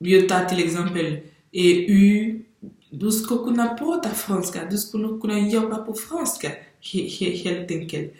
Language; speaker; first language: Swedish; non-native, fluent; French